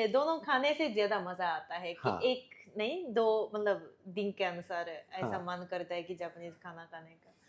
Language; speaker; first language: Hindi; non-native, fluent; Japanese